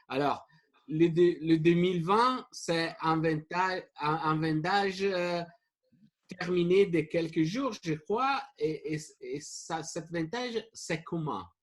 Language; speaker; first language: French; non-native, fluent; Italian